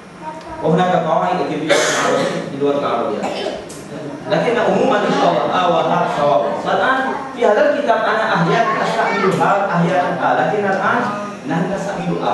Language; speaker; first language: Arabic; non-native, learner; Malay